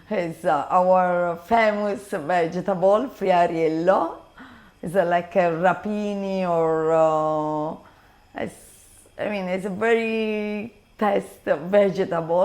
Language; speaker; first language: English; non-native, learner; Italian